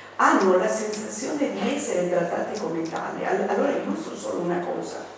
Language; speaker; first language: Italian; non-native, fluent; Spanish